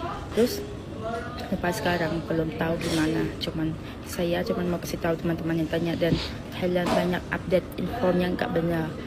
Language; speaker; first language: Indonesian; non-native, learner; Khmer